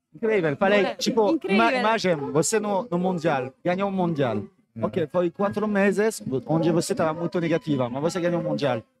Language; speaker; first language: Portuguese; non-native, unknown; French